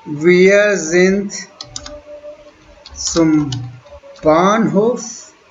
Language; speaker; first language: German; non-native, fluent; Hindi